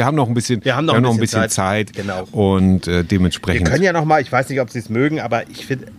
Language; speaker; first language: German; native; German